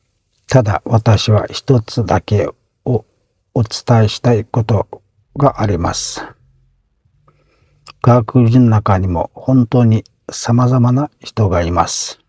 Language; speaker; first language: Japanese; non-native, fluent; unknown